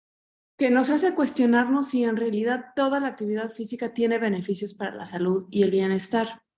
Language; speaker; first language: Spanish; native; Spanish